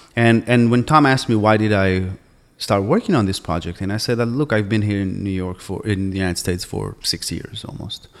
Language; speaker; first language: English; non-native, fluent; Hebrew